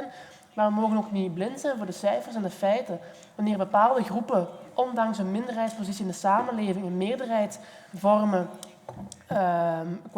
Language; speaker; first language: Dutch; native; Dutch